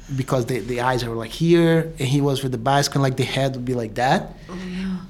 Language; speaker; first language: English; non-native, fluent; Portuguese